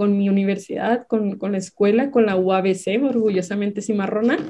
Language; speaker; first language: Spanish; native; Spanish